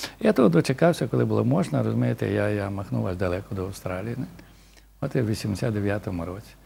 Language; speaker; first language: Ukrainian; native; Ukrainian